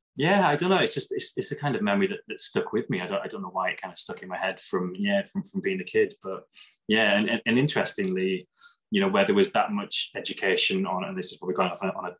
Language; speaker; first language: English; native; English